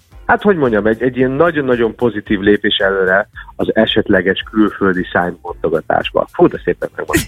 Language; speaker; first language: Hungarian; non-native, fluent; English